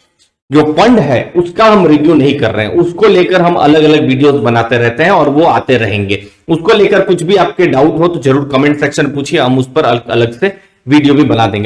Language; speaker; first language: Hindi; native; Hindi